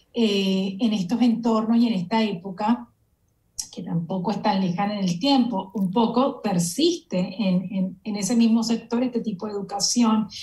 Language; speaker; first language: Spanish; native; Spanish